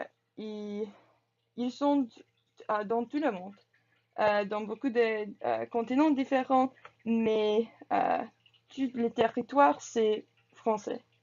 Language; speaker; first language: French; non-native, learner; English